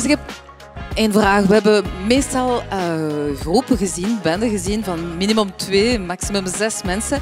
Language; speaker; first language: Dutch; non-native, fluent; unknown